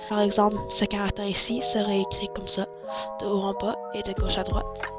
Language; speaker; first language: French; early bilingual, other home language; Chinese